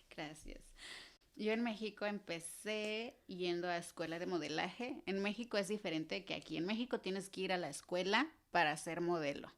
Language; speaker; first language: Spanish; native; Spanish